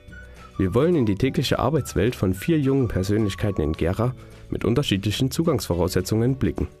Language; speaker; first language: German; native; German